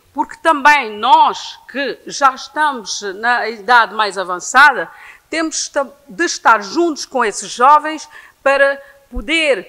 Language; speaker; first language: Portuguese; non-native, local second language; Kabuverdianu